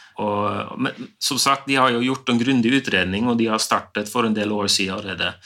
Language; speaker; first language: Norwegian; non-native, fluent; Dutch